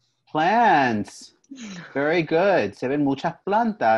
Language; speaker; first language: Spanish; early bilingual, heritage; English